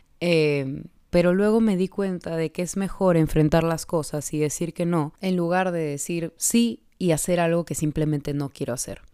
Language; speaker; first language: Spanish; native; Spanish